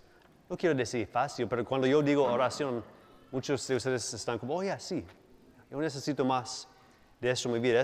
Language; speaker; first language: Spanish; non-native, fluent; English